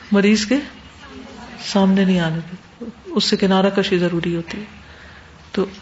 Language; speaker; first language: Urdu; native; Urdu